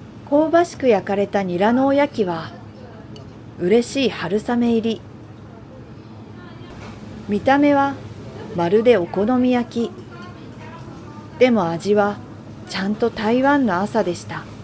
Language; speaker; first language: Japanese; native; Japanese